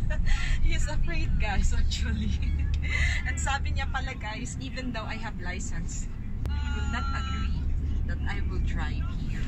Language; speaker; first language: English; non-native, local second language; Filipino